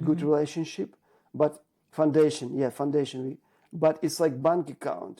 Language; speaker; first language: English; non-native, learner; Ukrainian